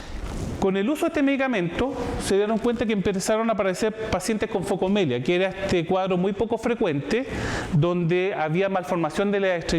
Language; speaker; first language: Spanish; native; Spanish